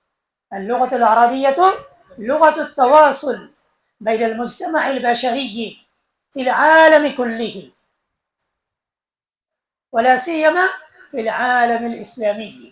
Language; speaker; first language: Arabic; non-native, fluent; Bangla